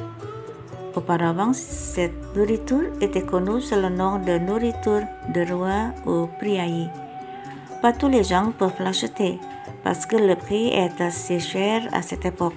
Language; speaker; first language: French; non-native, fluent; Indonesian